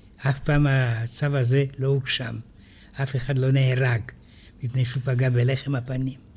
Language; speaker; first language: Hebrew; non-native, fluent; Romanian